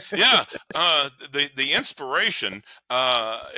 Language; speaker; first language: English; native; English